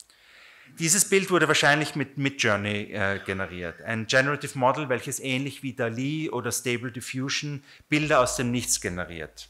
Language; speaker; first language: German; native; German